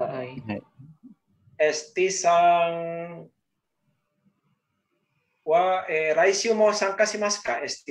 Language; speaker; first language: Japanese; non-native, learner; Indonesian